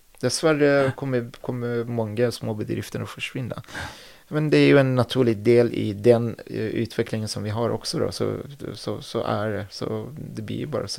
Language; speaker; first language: Swedish; non-native, fluent; Persian